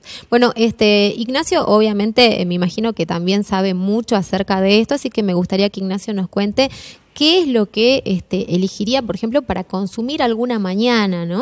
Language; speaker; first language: Spanish; native; Spanish